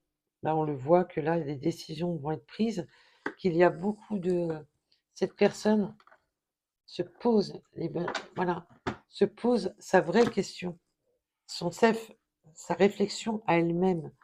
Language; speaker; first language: French; native; French